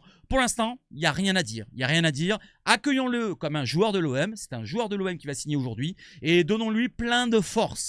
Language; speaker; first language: French; native; French